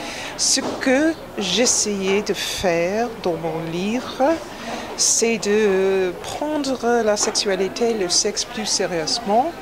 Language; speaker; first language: French; non-native, fluent; English